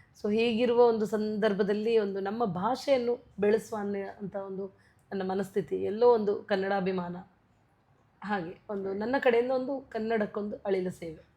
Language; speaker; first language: Kannada; non-native, local second language; Tulu